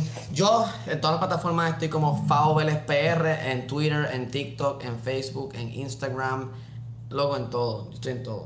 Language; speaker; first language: Spanish; native; Spanish